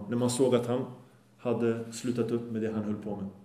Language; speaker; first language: Swedish; early bilingual, other home language; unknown